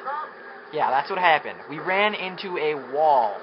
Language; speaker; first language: English; native; English